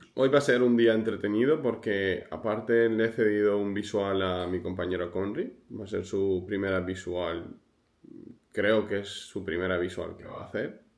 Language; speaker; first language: Spanish; early bilingual, other home language; Ukrainian